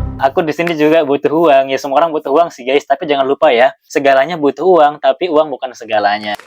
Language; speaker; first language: Indonesian; non-native, local second language; Sasak